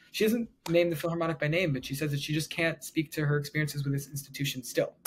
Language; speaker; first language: English; native; English